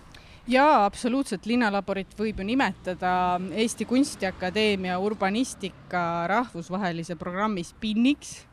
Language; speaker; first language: Estonian; native; Estonian